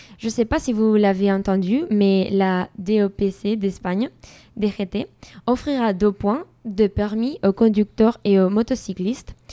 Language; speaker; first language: French; non-native, fluent; Spanish